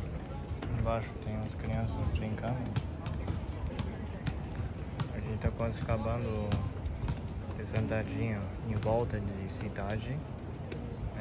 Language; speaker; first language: Portuguese; non-native, fluent; Chinese